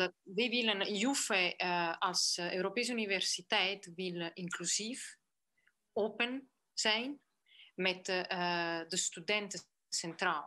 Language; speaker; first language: Dutch; non-native, fluent; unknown